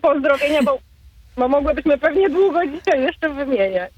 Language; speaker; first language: Polish; native; Polish